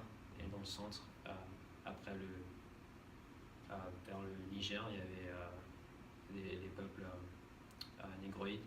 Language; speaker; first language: French; non-native, fluent; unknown